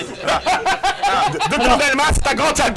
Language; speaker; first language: French; native; French